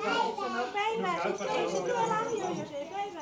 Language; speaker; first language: Finnish; early bilingual, heritage; English